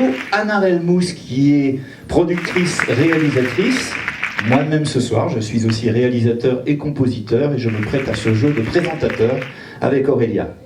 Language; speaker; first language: French; native; French